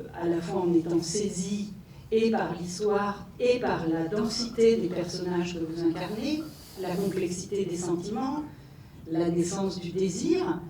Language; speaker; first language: French; native; French